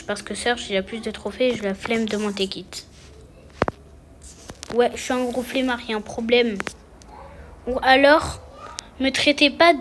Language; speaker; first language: French; native; French